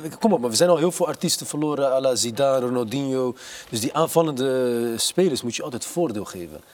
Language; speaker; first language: Dutch; early bilingual, other home language; Arabic